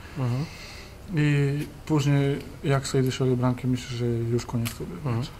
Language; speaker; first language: Polish; non-native, learner; Serbian